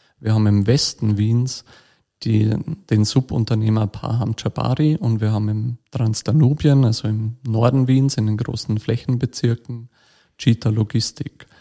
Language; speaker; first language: German; native; German